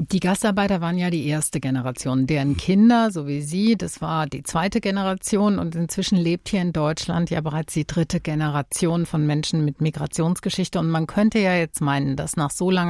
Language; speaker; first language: German; native; German